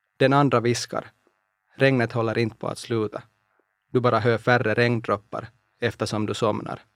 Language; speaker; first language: Swedish; non-native, local second language; Finnish